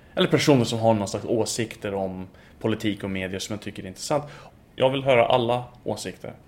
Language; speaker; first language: Swedish; non-native, fluent; English